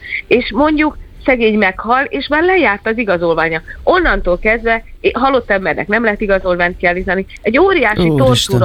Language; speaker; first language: Hungarian; native; Hungarian